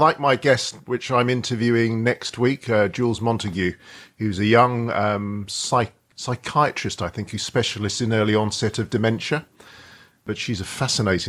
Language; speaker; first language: English; native; English